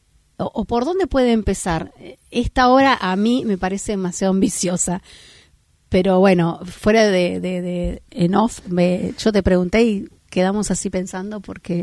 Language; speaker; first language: Spanish; native; Spanish